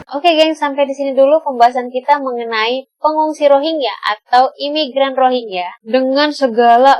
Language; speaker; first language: Indonesian; native; Indonesian